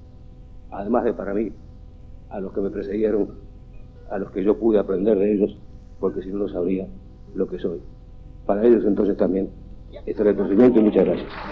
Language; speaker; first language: Spanish; native; Spanish